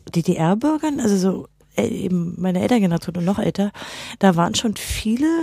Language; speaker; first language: German; native; German